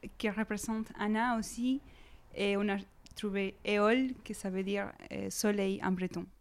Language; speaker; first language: French; non-native, fluent; Spanish